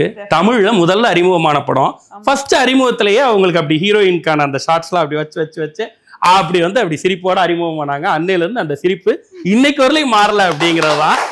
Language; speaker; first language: Tamil; native; Tamil